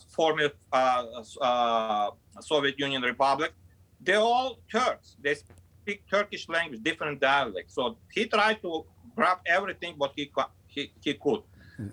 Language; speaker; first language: English; non-native, fluent; Azerbaijani